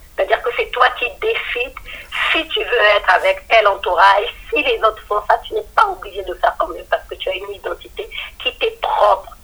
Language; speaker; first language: French; non-native, local second language; Lingala